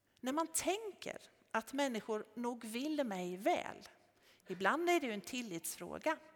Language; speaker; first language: Swedish; native; Swedish